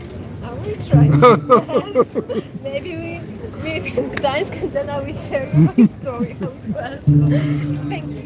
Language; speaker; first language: English; non-native, learner; Polish